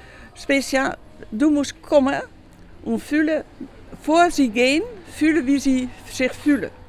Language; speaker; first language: German; non-native, learner; Dutch